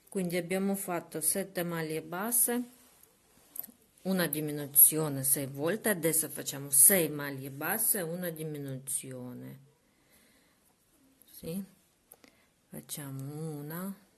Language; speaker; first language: Italian; non-native, learner; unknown